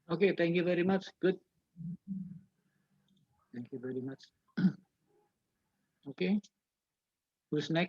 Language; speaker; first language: English; non-native, learner; Indonesian